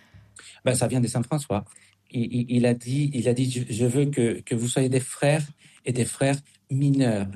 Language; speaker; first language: French; non-native, fluent; Spanish